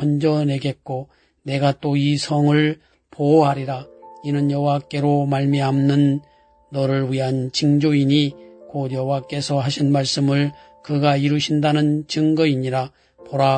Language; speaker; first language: Korean; native; Korean